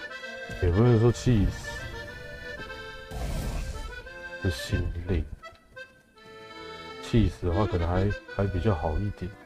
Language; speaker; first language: Chinese; native; Chinese